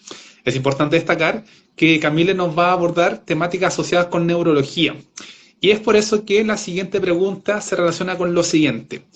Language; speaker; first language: Spanish; native; Spanish